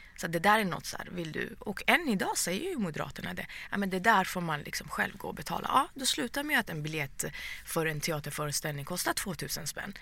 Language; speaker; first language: Swedish; early bilingual, other home language; Persian